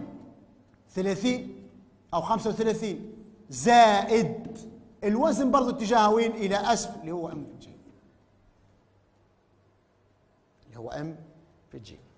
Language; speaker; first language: Arabic; native; Arabic